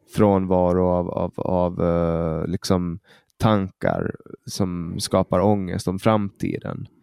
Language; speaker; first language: Swedish; native; Swedish